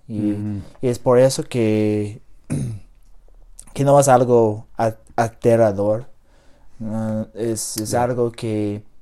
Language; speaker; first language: Spanish; non-native, learner; English